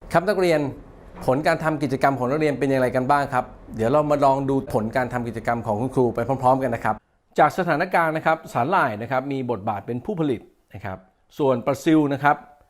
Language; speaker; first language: Thai; native; Thai